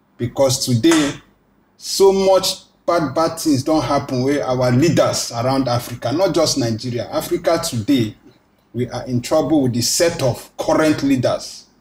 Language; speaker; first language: Nigerian Pidgin; non-native, local second language; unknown